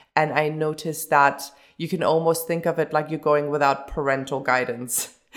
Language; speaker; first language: English; early bilingual, other home language; German